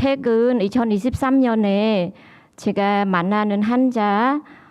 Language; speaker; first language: Korean; non-native, learner; Khmer